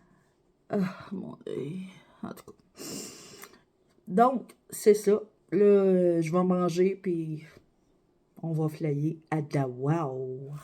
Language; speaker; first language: French; native; French